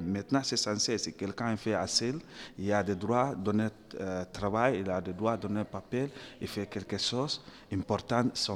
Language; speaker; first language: French; non-native, learner; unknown